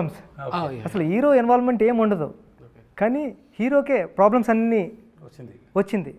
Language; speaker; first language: Telugu; native; Telugu